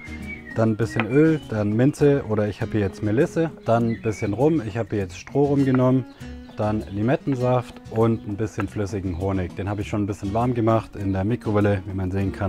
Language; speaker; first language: German; native; German